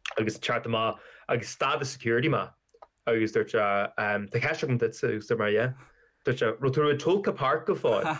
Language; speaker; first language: Irish; native; Irish